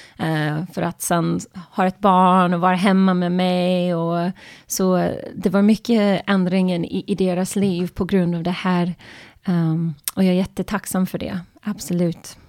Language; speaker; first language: Swedish; non-native, fluent; English